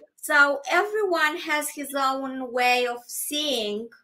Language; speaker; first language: English; non-native, fluent; Romanian